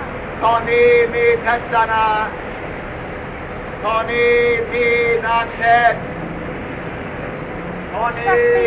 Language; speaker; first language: Thai; non-native, learner; English